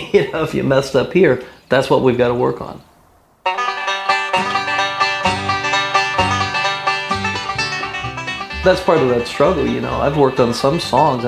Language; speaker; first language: English; native; English